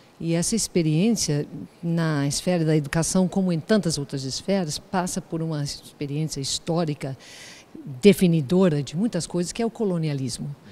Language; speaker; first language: Portuguese; native; Portuguese